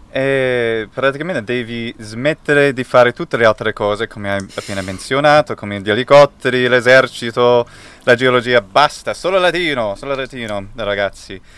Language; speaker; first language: Italian; non-native, fluent; English